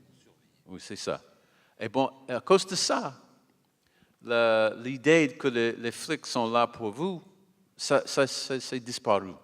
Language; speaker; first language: French; non-native, learner; English